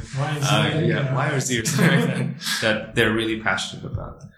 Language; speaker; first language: English; non-native, fluent; Indonesian